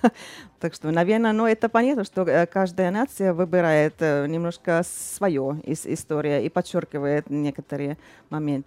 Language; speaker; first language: Russian; non-native, fluent; Finnish